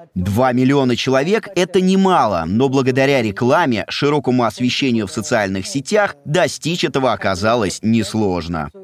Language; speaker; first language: Russian; non-native, fluent; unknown